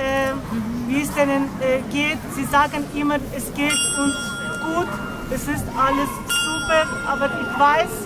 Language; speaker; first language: German; non-native, learner; Ukrainian